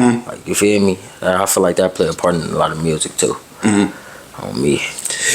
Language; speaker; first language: English; native; English